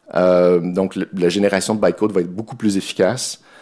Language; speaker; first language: French; native; French